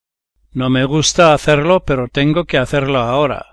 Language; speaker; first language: Spanish; non-native, learner; English